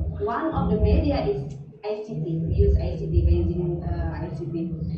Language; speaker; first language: English; non-native, learner; Indonesian